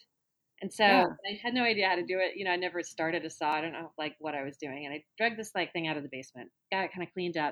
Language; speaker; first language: English; native; English